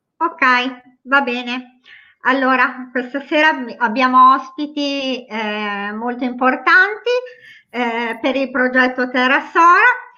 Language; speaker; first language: Italian; native; Italian